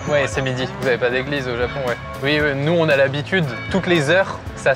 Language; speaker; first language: French; native; French